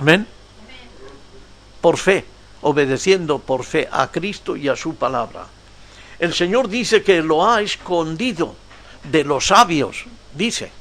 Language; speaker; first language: Spanish; native; Spanish